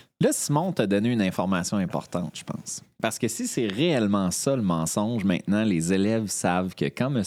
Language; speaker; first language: French; native; French